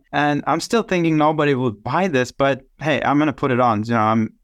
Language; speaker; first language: English; non-native, fluent; Turkish